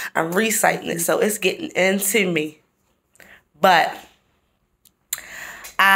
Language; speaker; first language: English; native; English